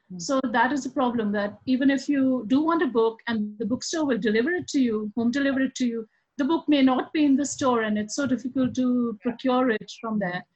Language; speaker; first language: English; non-native, local second language; Hindi